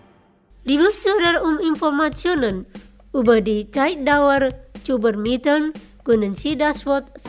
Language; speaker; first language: German; non-native, fluent; Indonesian